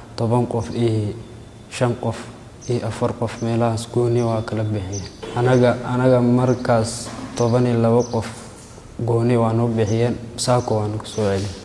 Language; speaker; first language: Somali; non-native, local second language; Oromo